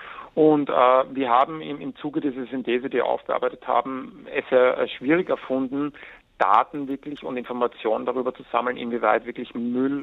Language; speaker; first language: German; native; German